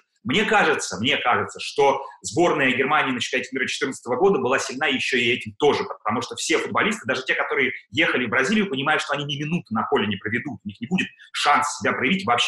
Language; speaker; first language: Russian; native; Russian